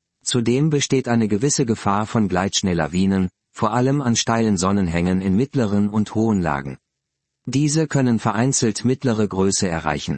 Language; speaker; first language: German; native; German